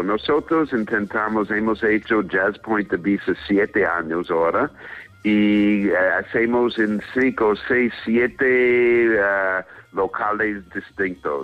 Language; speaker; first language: Spanish; non-native, fluent; English